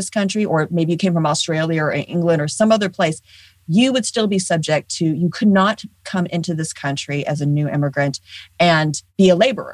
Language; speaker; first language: English; native; English